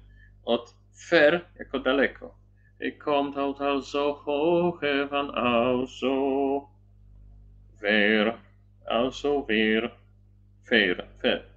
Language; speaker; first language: Dutch; non-native, learner; Polish